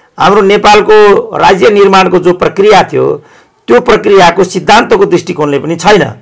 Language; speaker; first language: Nepali; native; Nepali